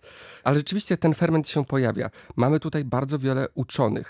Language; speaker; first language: Polish; native; Polish